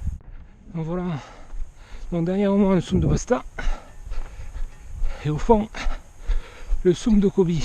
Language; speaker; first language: French; native; French